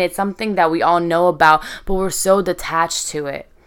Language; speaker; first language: English; early bilingual, other home language; Spanish